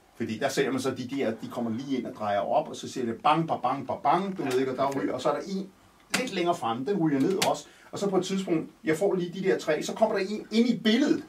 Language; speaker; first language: Danish; native; Danish